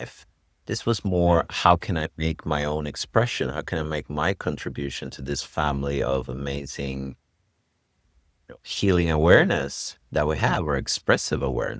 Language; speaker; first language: English; non-native, fluent; Swedish